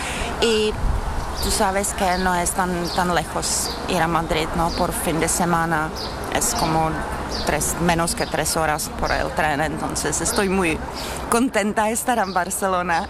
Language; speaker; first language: Spanish; non-native, fluent; Czech